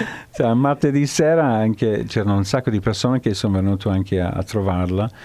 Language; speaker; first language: Italian; non-native, fluent; English